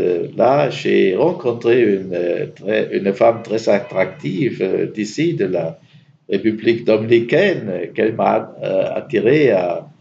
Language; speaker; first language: French; non-native, fluent; German